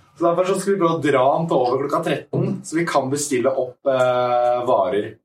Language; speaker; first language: Norwegian; native; Norwegian